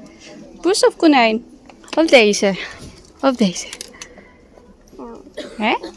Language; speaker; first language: Dutch; non-native, learner; Filipino